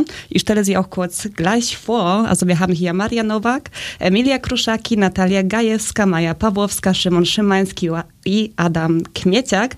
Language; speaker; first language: German; early bilingual, other home language; Polish